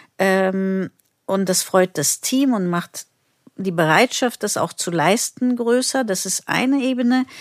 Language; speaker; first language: German; non-native, fluent; Turkish